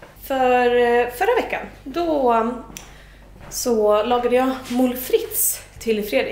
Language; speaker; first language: Swedish; native; Swedish